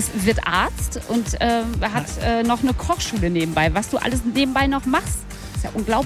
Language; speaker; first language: German; native; German